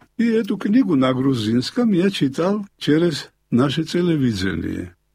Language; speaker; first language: Russian; non-native, local second language; Georgian